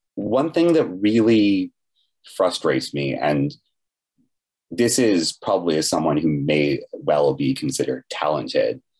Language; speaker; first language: English; native; English